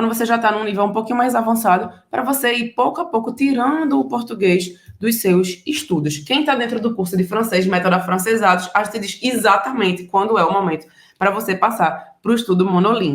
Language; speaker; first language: Portuguese; native; Portuguese